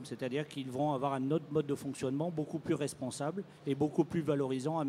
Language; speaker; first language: French; native; French